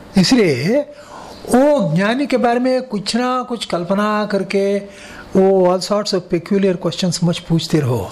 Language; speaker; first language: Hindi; non-native, local second language; Kannada